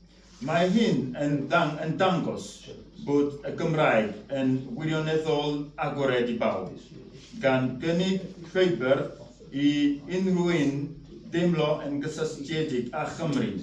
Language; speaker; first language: Welsh; non-native, fluent; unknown